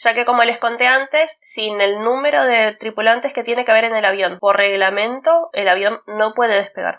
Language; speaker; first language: Spanish; native; Spanish